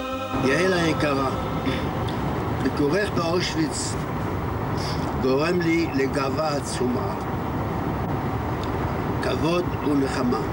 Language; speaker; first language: Hebrew; non-native, fluent; Yiddish